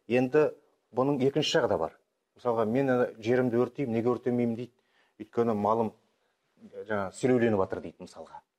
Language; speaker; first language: Kazakh; native; Kazakh